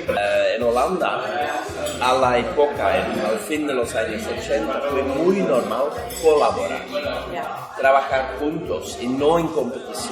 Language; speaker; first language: Spanish; non-native, fluent; Dutch